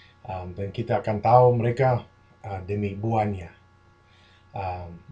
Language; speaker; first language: Indonesian; non-native, fluent; English